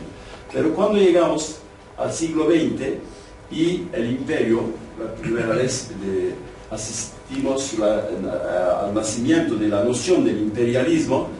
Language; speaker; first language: Spanish; non-native, fluent; Kurdish